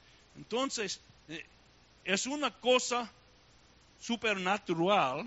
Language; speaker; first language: Spanish; non-native, learner; English